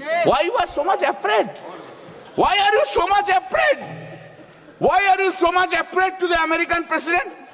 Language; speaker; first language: English; non-native, local second language; Bangla